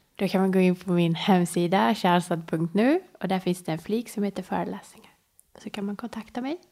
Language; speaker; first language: Swedish; early bilingual, other home language; Persian